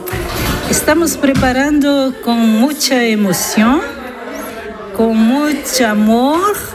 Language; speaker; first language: Spanish; non-native, learner; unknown